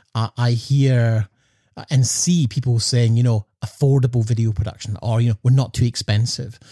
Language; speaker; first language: English; native; English